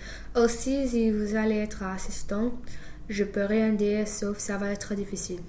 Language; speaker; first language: French; non-native, fluent; English